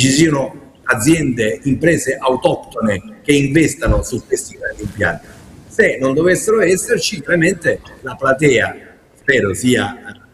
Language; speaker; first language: Italian; native; Italian